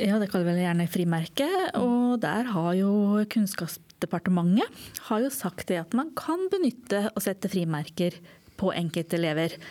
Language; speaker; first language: Norwegian; native; Norwegian